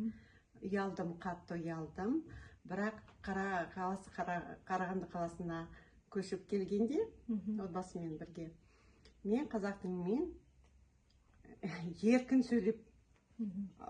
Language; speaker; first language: Kazakh; non-native, local second language; Russian